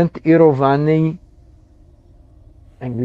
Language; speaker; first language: Russian; non-native, learner; English